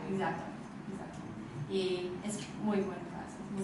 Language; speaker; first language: Spanish; non-native, learner; English